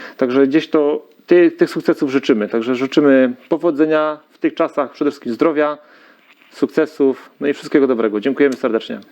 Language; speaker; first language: Polish; native; Polish